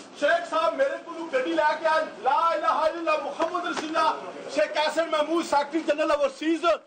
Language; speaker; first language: Urdu; non-native, local second language; Punjabi